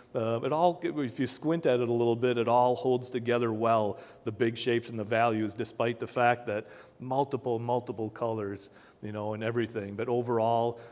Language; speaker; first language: English; native; English